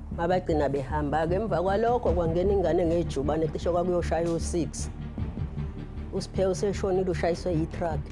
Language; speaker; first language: Zulu; native; Zulu